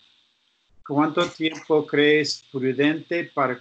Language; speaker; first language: Spanish; non-native, learner; English